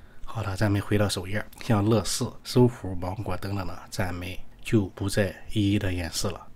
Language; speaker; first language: Chinese; native; Chinese